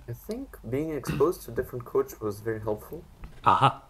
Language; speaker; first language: English; non-native, fluent; Macedonian